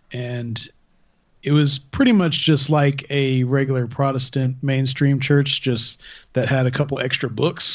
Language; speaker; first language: English; native; English